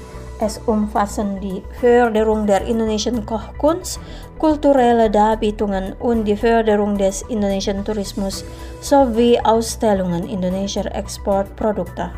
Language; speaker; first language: German; non-native, fluent; Indonesian